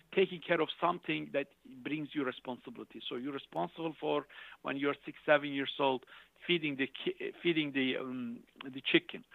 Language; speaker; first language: English; non-native, fluent; Turkish